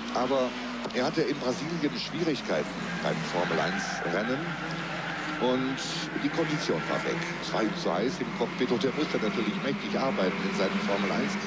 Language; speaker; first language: German; native; German